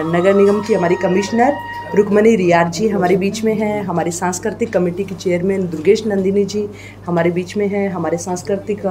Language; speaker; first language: Hindi; native; Hindi